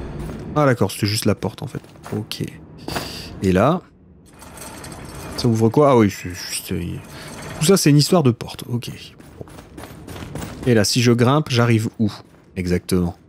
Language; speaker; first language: French; native; French